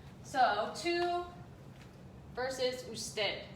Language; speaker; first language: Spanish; non-native, fluent; English